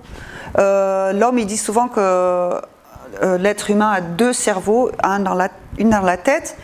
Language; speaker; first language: French; non-native, fluent; Dutch